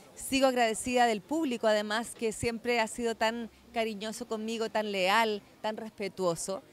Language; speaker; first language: Spanish; native; Spanish